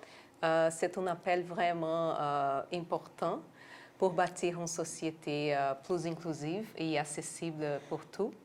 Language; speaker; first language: French; non-native, local second language; English